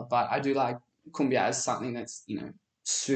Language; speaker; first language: English; native; English